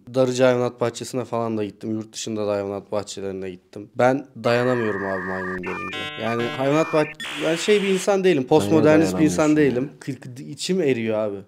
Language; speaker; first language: Turkish; native; Turkish